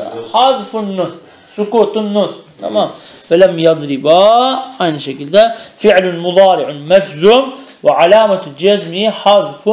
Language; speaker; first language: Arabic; non-native, fluent; Turkish